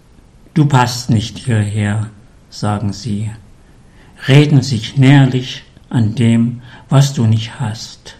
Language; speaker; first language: German; native; German